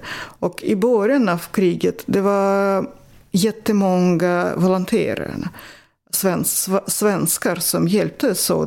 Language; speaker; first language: Swedish; non-native, fluent; Russian